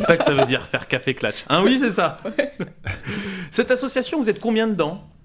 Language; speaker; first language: French; native; French